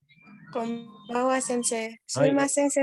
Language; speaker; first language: Japanese; non-native, learner; Indonesian